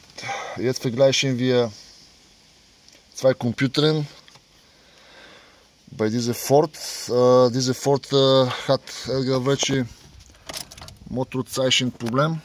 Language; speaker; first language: German; non-native, learner; Bulgarian